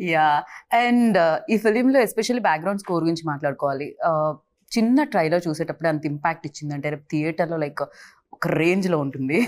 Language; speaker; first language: Telugu; native; Telugu